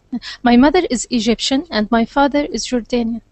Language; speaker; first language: English; non-native, learner; Arabic